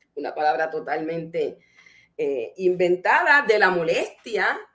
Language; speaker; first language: Spanish; native; Spanish